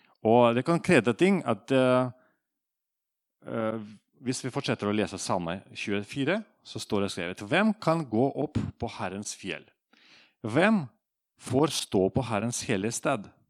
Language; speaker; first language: Norwegian; non-native, fluent; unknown